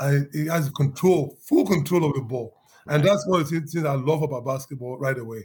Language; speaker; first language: English; non-native, local second language; Yoruba